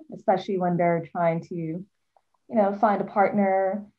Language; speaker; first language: English; native; English